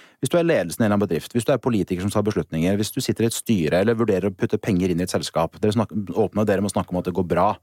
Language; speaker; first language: Norwegian; native; Norwegian